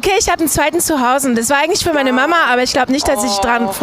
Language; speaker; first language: German; non-native, fluent; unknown